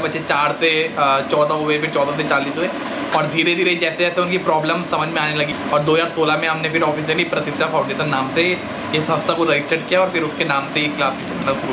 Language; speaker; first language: Hindi; native; Hindi